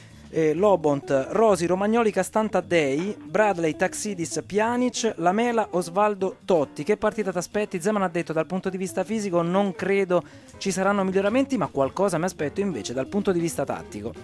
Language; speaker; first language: Italian; native; Italian